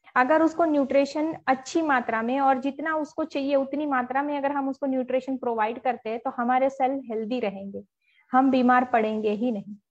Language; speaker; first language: Hindi; non-native, local second language; Marathi